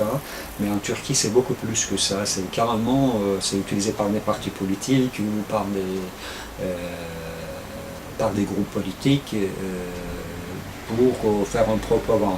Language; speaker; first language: French; non-native, fluent; Turkish